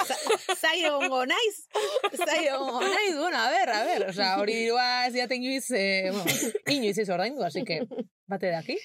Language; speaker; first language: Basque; non-native, local second language; Spanish